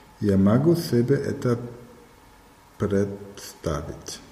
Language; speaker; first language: Russian; non-native, learner; German